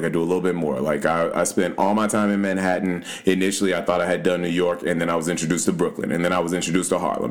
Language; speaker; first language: English; native; English